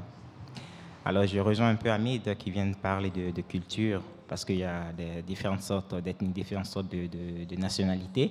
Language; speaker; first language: French; non-native, local second language; Fula